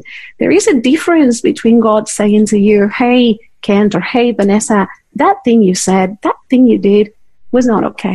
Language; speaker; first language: English; non-native, fluent; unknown